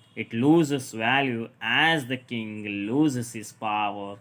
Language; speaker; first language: English; non-native, local second language; Kannada